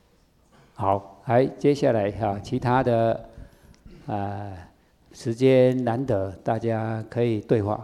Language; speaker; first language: Chinese; native; Chinese